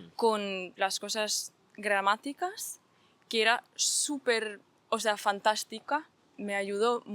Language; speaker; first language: Spanish; non-native, fluent; Danish